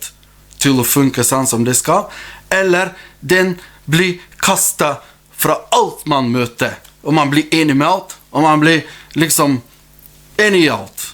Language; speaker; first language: Norwegian; non-native, fluent; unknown